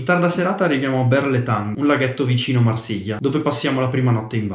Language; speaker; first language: Italian; native; Italian